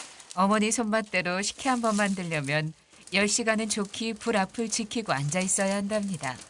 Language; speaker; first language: Korean; native; Korean